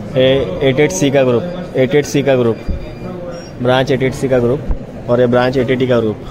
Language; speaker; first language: Hindi; non-native, local second language; Marathi